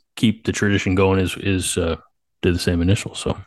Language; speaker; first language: English; early bilingual, other home language; Slovak